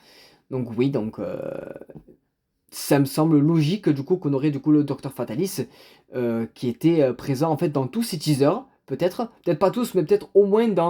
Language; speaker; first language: French; native; French